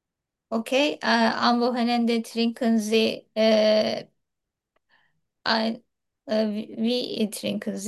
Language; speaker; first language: German; non-native, learner; Turkish